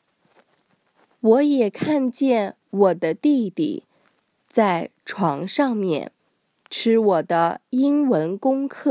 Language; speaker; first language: Chinese; non-native, learner; English